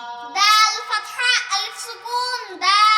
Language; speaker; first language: Arabic; non-native, learner; Bangla